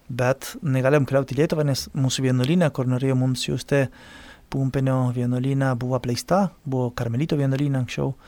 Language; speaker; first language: Lithuanian; non-native, fluent; Spanish